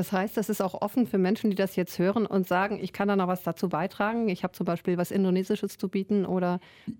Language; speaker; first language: German; native; German